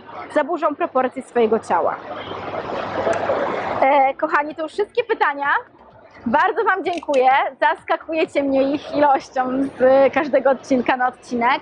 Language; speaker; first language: Polish; native; Polish